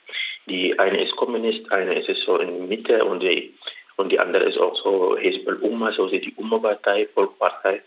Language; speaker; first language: German; non-native, learner; Arabic